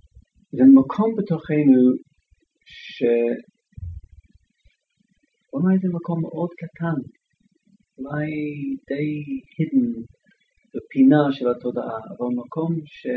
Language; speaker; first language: Hebrew; non-native, fluent; English